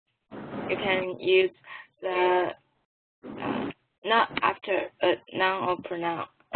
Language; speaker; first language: English; non-native, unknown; Chinese